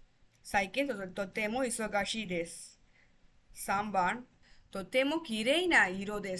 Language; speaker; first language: Japanese; non-native, fluent; Tamil